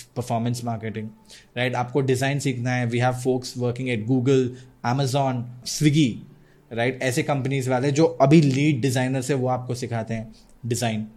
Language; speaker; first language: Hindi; non-native, local second language; Odia